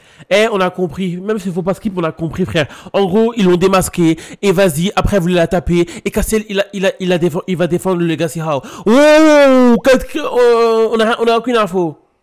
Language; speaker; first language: French; native; French